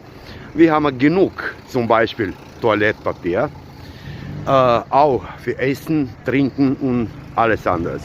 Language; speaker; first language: German; non-native, learner; Serbian